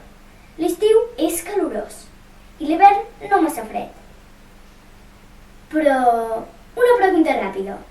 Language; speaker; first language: Catalan; early bilingual, other home language; Russian